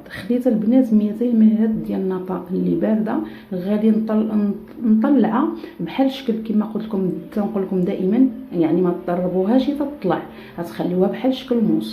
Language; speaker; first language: Arabic; native; Arabic